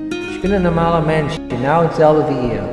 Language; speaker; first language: German; non-native, fluent; English